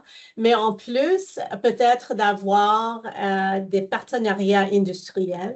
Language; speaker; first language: French; non-native, fluent; English